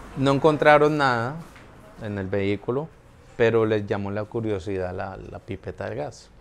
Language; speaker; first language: Spanish; native; Spanish